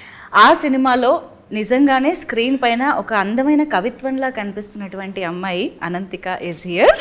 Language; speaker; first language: Telugu; native; Telugu